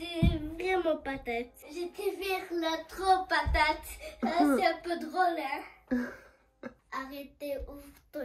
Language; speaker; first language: French; early bilingual, heritage; French